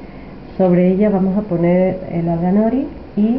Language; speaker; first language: Spanish; native; Spanish